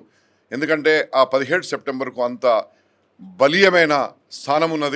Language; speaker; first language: Telugu; native; Telugu